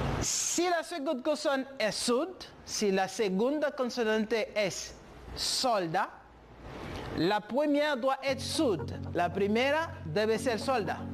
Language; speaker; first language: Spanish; non-native, fluent; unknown